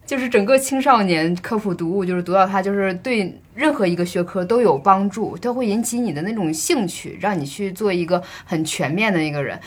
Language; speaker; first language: Chinese; native; Chinese